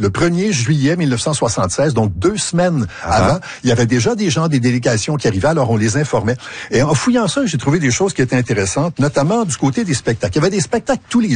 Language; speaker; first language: French; native; French